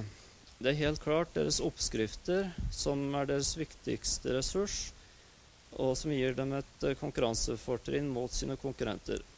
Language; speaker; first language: Norwegian; native; Norwegian